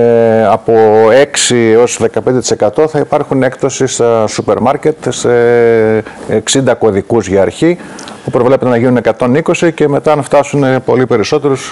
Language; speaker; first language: Greek; native; Greek